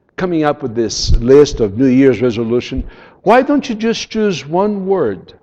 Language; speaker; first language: English; non-native, fluent; Portuguese